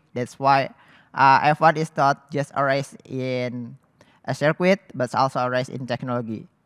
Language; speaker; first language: English; non-native, fluent; Indonesian